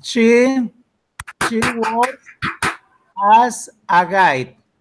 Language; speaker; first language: English; non-native, learner; Spanish